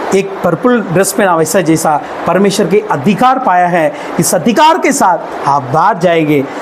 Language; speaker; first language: Hindi; non-native, local second language; Tamil